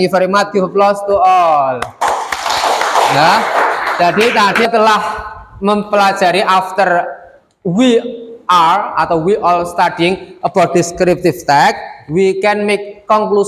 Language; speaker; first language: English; non-native, fluent; Indonesian